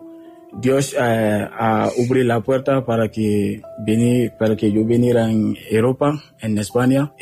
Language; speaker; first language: Spanish; non-native, learner; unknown